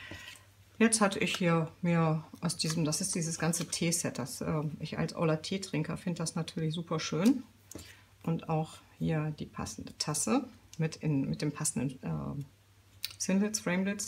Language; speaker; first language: German; native; German